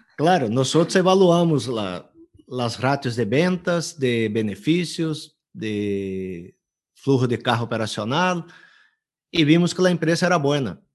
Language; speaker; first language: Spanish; non-native, fluent; Portuguese